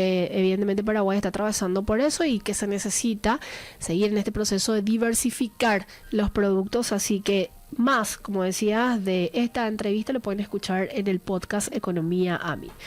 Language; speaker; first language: Spanish; native; Spanish